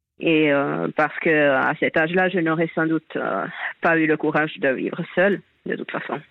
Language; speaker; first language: French; non-native, fluent; Finnish